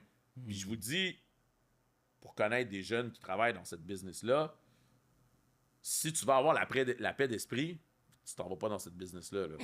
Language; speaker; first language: French; native; French